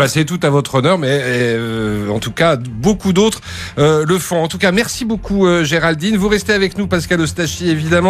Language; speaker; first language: French; native; French